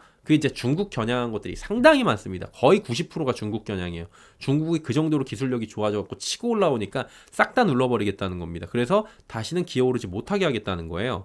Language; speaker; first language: Korean; native; Korean